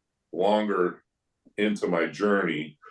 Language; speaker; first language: English; native; English